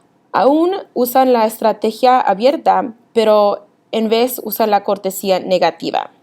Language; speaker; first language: Spanish; early bilingual, heritage; Spanish